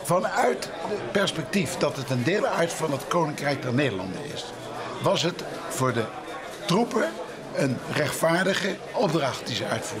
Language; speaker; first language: Dutch; native; Dutch